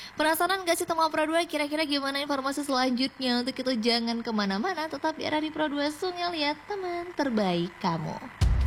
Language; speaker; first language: Indonesian; native; Indonesian